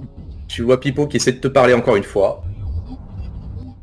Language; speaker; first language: French; native; French